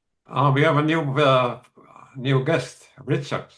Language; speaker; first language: English; non-native, fluent; Dutch